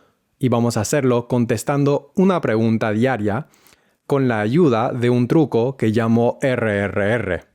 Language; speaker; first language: Spanish; non-native, fluent; English